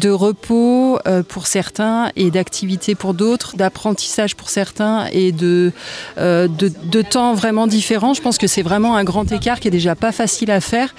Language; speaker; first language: French; native; French